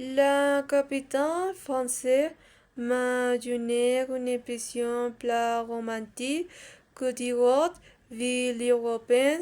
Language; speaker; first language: French; non-native, learner; Spanish